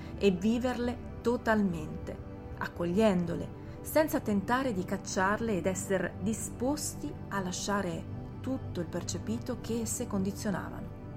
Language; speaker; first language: Italian; native; Italian